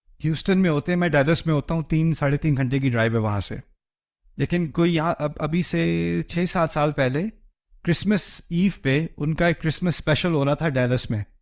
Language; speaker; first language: Urdu; early bilingual, heritage; Urdu